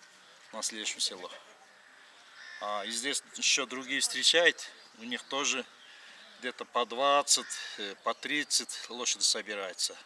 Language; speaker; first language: Russian; non-native, local second language; Kyrgyz